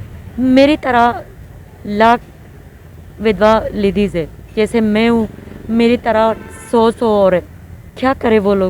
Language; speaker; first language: Hindi; non-native, fluent; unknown